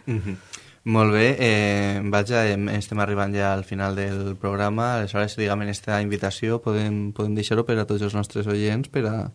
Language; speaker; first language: Catalan; native; Catalan